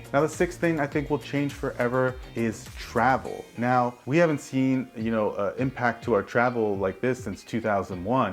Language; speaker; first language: English; native; English